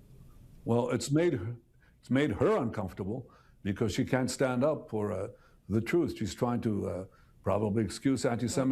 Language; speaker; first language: English; non-native, fluent; Hebrew